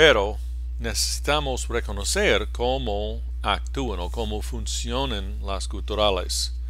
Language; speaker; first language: Spanish; non-native, fluent; English